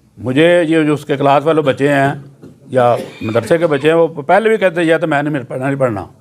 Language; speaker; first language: Urdu; non-native, local second language; Punjabi